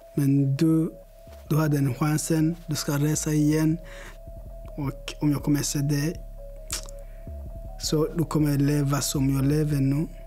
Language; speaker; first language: Swedish; non-native, learner; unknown